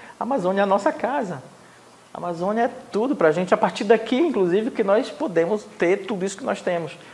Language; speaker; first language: Portuguese; non-native, local second language; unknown